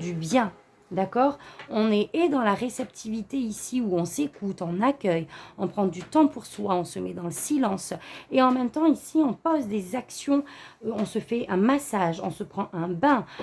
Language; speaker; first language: French; native; French